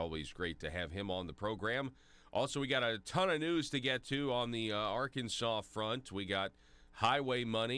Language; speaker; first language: English; native; English